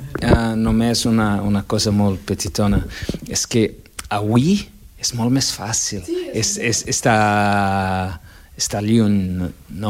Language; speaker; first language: Catalan; non-native, fluent; Portuguese